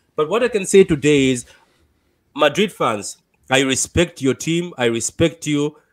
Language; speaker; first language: English; non-native, local second language; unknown